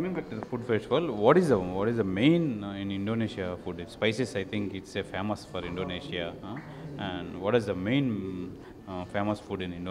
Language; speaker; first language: English; non-native, local second language; Telugu